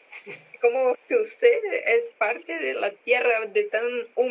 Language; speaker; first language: Spanish; non-native, learner; Portuguese